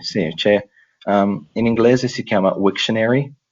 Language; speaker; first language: Italian; non-native, fluent; English